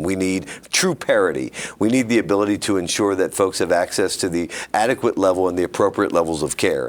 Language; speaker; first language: English; native; English